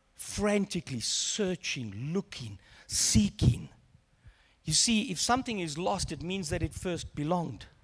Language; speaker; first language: English; native; English